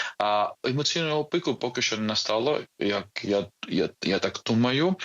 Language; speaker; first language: Ukrainian; non-native, fluent; Georgian